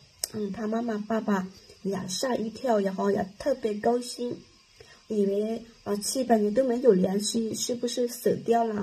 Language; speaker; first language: Chinese; non-native, fluent; Lao